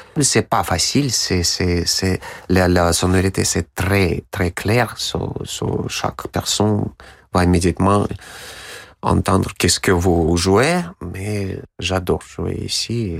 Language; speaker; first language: French; non-native, learner; Russian